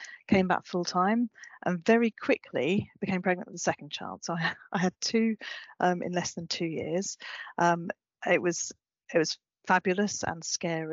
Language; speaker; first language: English; native; English